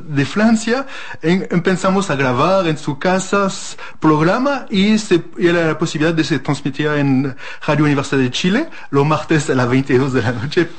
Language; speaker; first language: Spanish; non-native, fluent; French